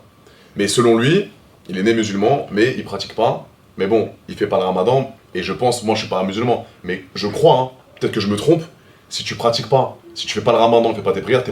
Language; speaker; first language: French; native; French